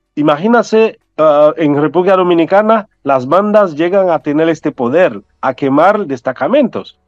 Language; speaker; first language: Spanish; non-native, fluent; Haitian Creole